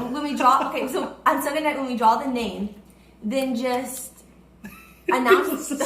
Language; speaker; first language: English; native; English